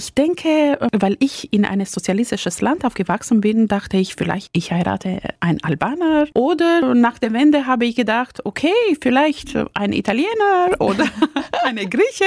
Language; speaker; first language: German; non-native, fluent; Albanian